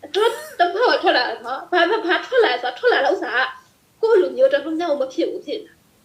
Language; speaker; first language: Burmese; non-native, local second language; S'gaw Karen